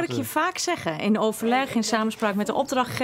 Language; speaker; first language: Dutch; native; Dutch